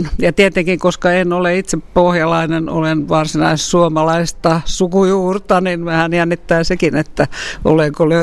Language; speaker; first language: Finnish; native; Finnish